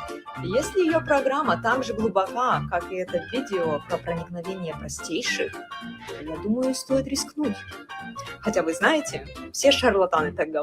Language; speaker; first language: Russian; native; Russian